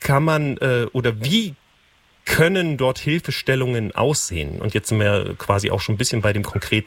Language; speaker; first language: German; native; German